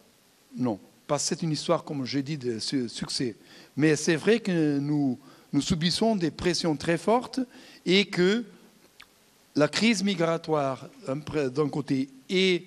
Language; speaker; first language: French; non-native, fluent; Portuguese